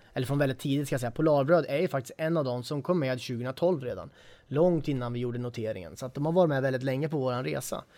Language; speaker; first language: Swedish; native; Swedish